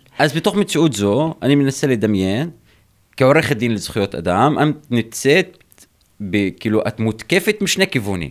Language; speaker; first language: Hebrew; non-native, local second language; Arabic